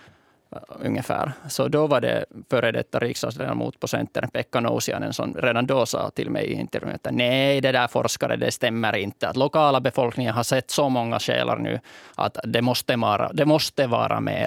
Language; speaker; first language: Swedish; native; Swedish